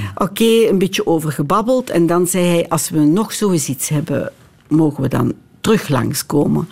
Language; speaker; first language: Dutch; native; Dutch